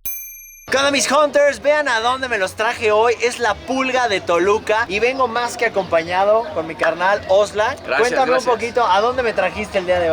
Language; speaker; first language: Spanish; native; Spanish